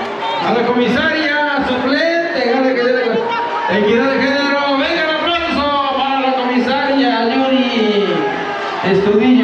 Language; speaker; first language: Spanish; native; Spanish